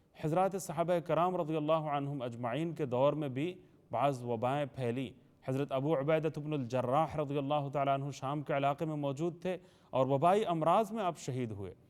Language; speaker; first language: Urdu; native; Urdu